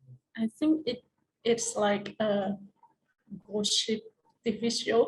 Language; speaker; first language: English; non-native, learner; Indonesian